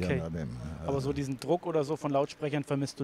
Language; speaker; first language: German; native; German